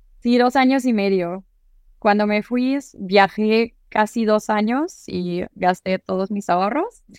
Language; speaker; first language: Spanish; non-native, fluent; German